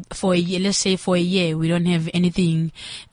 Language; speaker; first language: English; non-native, local second language; Zulu